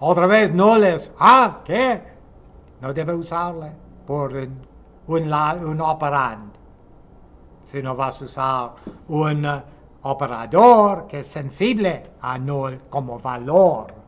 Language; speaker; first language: Spanish; non-native, fluent; English